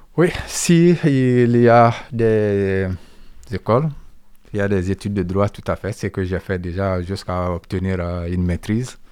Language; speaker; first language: French; non-native, local second language; Mandingo